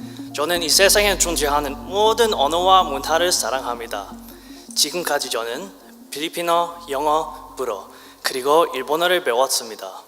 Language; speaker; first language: Korean; non-native, learner; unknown